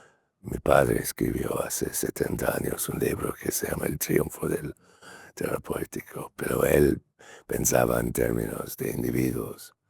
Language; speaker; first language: Spanish; non-native, fluent; English